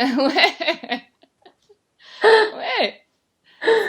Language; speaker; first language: French; non-native, learner; English